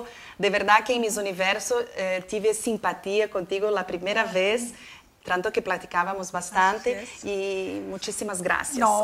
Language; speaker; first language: Spanish; non-native, learner; Portuguese